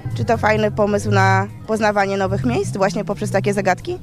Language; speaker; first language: Polish; native; Polish